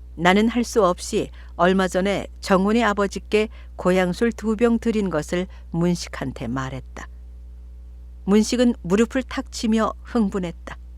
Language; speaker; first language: Korean; native; Korean